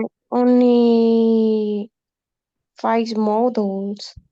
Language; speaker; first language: English; non-native, learner; Spanish